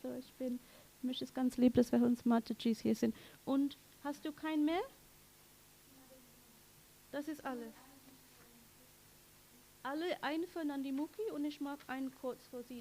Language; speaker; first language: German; non-native, learner; English